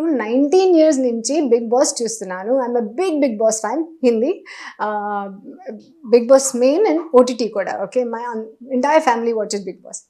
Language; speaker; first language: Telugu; non-native, fluent; Hindi